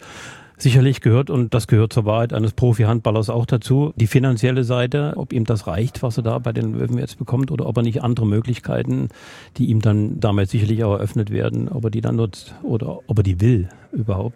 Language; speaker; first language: German; native; German